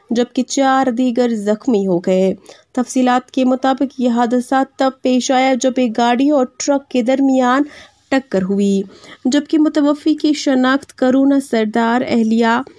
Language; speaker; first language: Urdu; non-native, local second language; Kashmiri